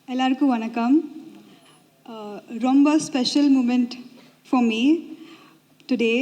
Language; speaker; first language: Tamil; non-native, learner; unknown